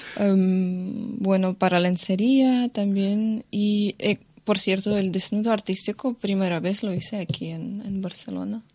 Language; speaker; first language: Spanish; non-native, fluent; Russian